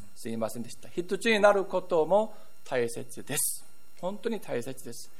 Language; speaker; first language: Japanese; non-native, fluent; Korean